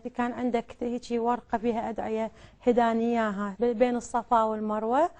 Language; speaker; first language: Arabic; native; Arabic